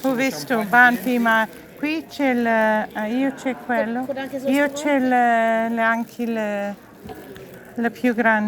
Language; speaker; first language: Italian; non-native, learner; English